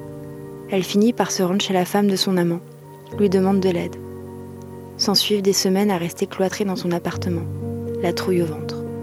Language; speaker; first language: French; native; French